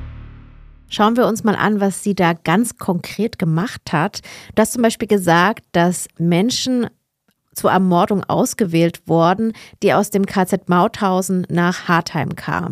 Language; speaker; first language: German; native; German